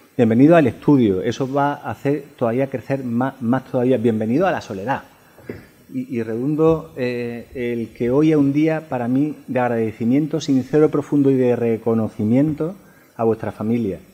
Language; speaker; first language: Spanish; native; Spanish